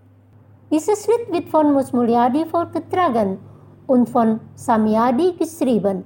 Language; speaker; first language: German; non-native, fluent; Indonesian